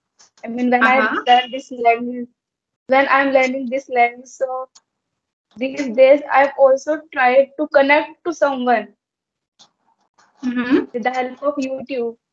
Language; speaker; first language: English; non-native, learner; Hindi